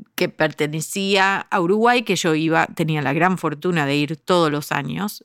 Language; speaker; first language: Spanish; early bilingual, heritage; Spanish